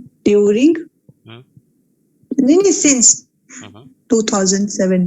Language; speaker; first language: English; non-native, learner; Hindi